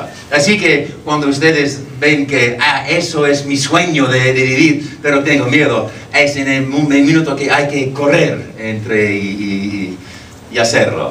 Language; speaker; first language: Spanish; non-native, fluent; English